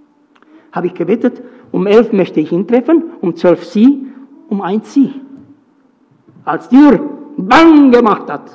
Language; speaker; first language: German; non-native, fluent; Romanian